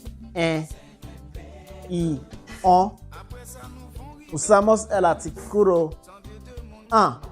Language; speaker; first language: Spanish; non-native, fluent; Haitian Creole